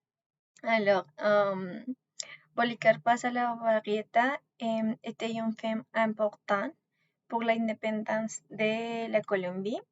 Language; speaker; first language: French; non-native, learner; Spanish